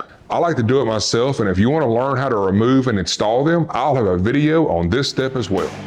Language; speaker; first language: English; native; English